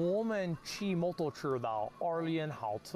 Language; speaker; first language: Chinese; non-native, learner; English